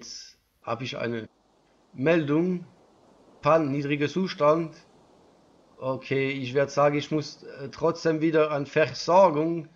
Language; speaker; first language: German; non-native, learner; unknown